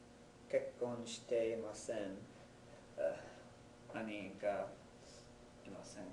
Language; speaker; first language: Japanese; non-native, learner; English